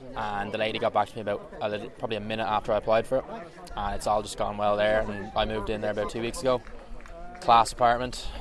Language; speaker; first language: English; native; English